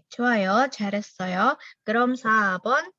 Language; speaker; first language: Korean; non-native, fluent; Indonesian